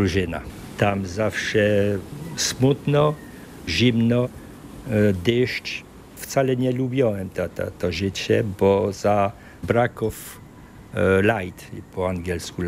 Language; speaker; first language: Polish; early bilingual, heritage; French